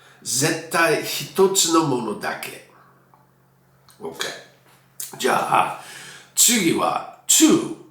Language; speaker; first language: Japanese; non-native, fluent; English